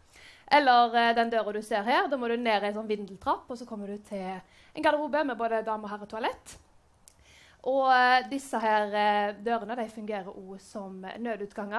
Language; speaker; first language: Norwegian; native; Norwegian